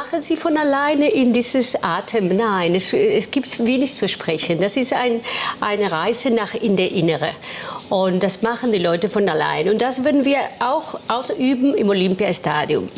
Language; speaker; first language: German; non-native, fluent; Spanish